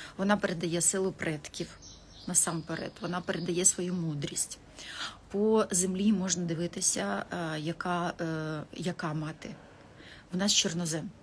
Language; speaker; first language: Ukrainian; non-native, local second language; Russian